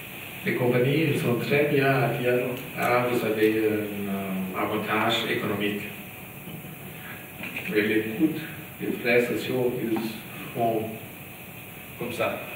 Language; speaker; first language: French; non-native, learner; German